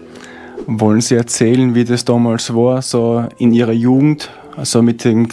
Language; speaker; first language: German; native; German